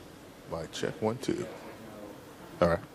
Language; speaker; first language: English; native; English